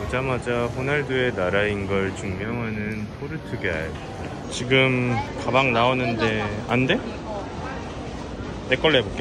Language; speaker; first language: Korean; early bilingual, heritage; Korean